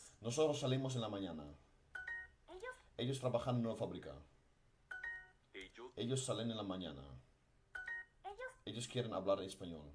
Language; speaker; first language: Spanish; non-native, learner; Dutch